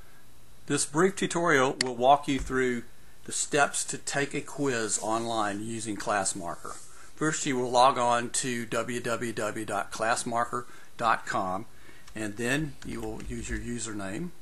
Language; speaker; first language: English; native; English